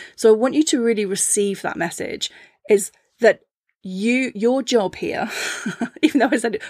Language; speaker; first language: English; native; English